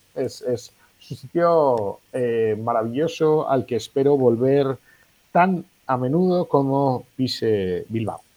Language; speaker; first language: Spanish; non-native, local second language; Catalan